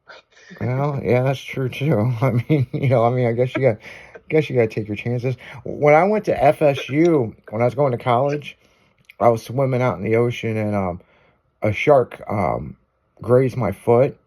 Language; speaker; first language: English; native; English